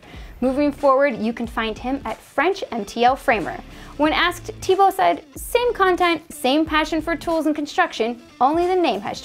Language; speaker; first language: English; native; English